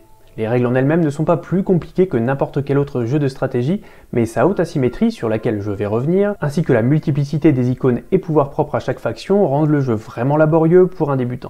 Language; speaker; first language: French; native; French